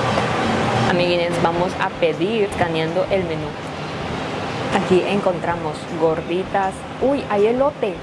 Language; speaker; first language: Spanish; native; Spanish